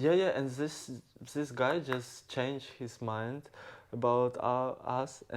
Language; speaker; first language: English; non-native, learner; Ukrainian